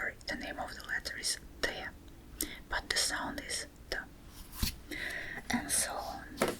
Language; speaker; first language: English; non-native, fluent; Russian